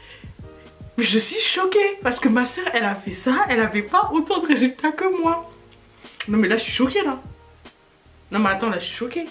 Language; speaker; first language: French; native; French